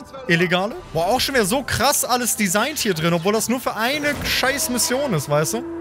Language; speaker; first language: German; native; German